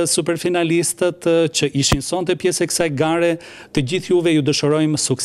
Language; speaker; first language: Albanian; native; Albanian